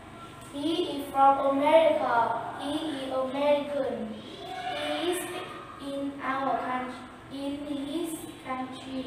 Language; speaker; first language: English; non-native, learner; Vietnamese